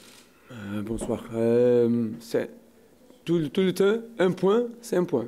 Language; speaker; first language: French; non-native, learner; Portuguese